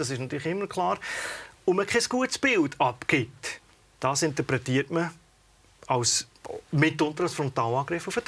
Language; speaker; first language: German; native; German